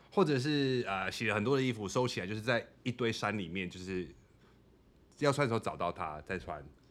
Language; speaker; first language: Chinese; non-native, fluent; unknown